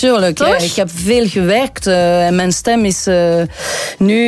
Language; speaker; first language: Dutch; non-native, local second language; French